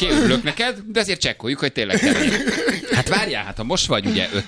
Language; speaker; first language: Hungarian; native; Hungarian